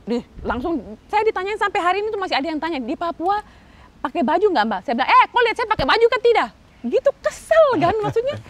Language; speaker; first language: Indonesian; native; Indonesian